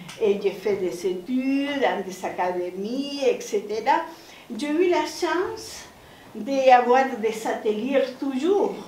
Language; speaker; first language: French; non-native, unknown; Spanish